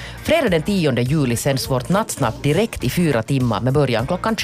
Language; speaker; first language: Swedish; native; Swedish